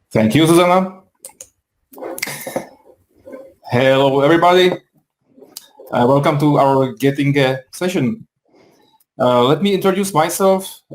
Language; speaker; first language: English; non-native, fluent; Czech